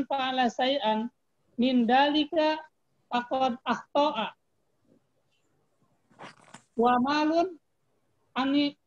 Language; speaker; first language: Arabic; non-native, learner; Indonesian